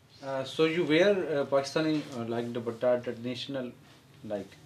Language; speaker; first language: English; non-native, learner; Punjabi